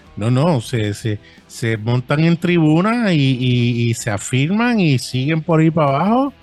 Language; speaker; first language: Spanish; early bilingual, heritage; Spanish